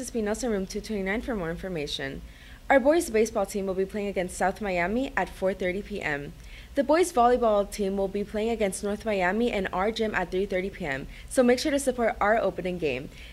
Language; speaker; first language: English; native; English